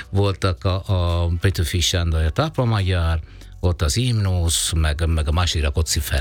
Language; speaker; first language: Hungarian; non-native, fluent; Italian